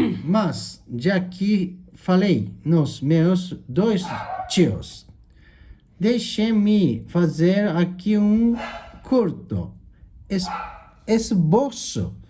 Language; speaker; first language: Portuguese; non-native, learner; Japanese